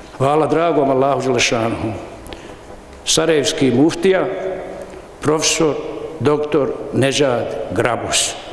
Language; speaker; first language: Bosnian; native; Bosnian